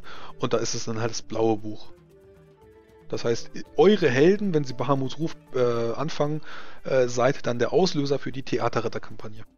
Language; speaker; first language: German; native; German